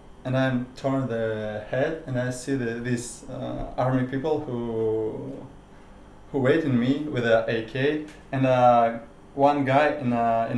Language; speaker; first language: English; non-native, learner; Russian